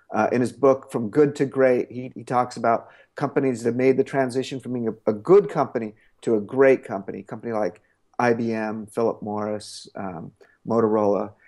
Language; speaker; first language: English; native; English